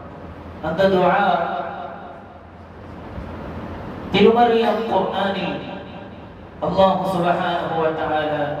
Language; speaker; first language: Tamil; non-native, learner; Malayalam